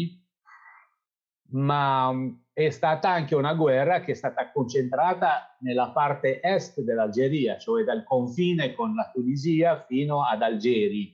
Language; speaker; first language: Italian; non-native, fluent; Kabyle